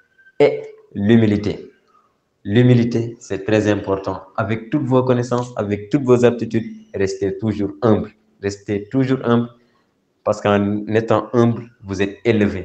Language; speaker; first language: French; non-native, local second language; Wolof